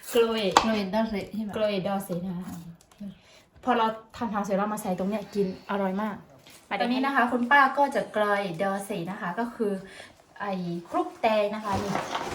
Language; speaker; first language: Thai; non-native, local second language; Karen languages